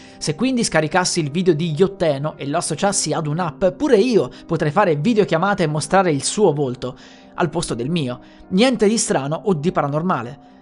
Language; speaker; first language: Italian; native; Italian